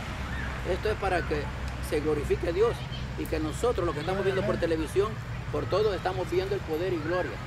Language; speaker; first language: Spanish; native; Spanish